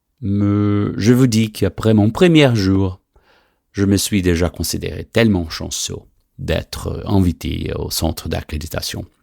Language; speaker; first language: French; non-native, fluent; Portuguese